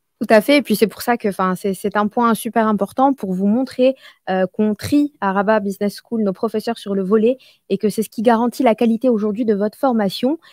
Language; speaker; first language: French; non-native, local second language; Arabic